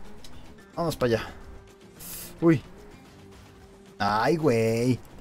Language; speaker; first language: Spanish; native; Spanish